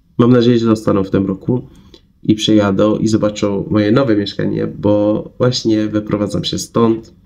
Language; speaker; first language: Polish; non-native, fluent; Persian